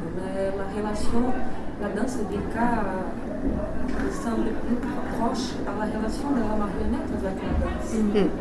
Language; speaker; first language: French; non-native, learner; Portuguese